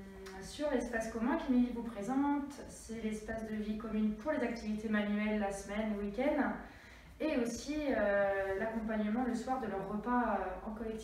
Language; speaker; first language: French; native; French